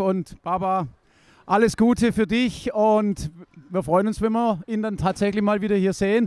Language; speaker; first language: German; native; German